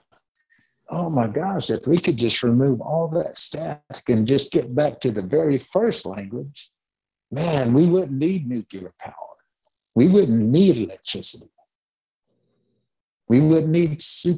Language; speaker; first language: English; early bilingual, other home language; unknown